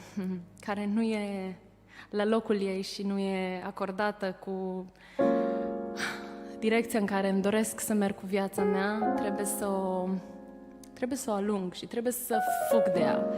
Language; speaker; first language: Romanian; native; Romanian